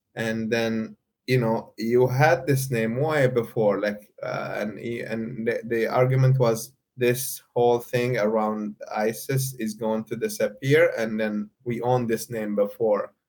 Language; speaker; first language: English; non-native, fluent; Arabic